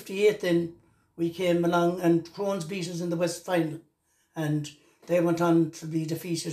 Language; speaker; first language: English; native; English